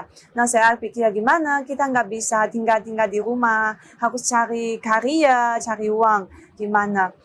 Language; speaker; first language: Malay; non-native, learner; Chinese